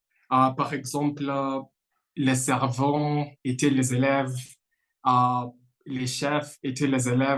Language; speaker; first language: French; non-native, fluent; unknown